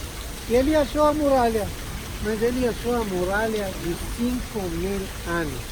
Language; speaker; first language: Portuguese; non-native, learner; Hebrew